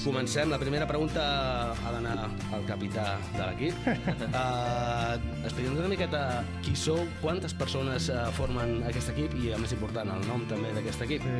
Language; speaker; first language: Catalan; native; Catalan